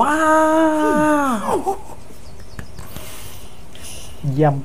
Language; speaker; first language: Thai; native; Thai